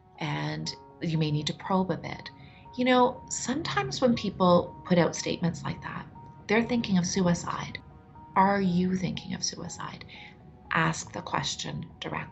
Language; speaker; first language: English; native; English